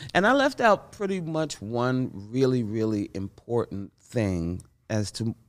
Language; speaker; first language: English; native; English